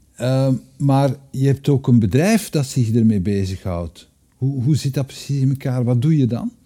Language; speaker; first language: Dutch; native; Dutch